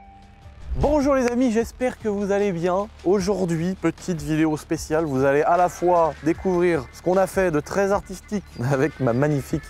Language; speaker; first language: French; native; French